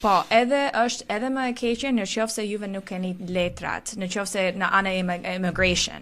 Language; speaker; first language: Albanian; early bilingual, heritage; Albanian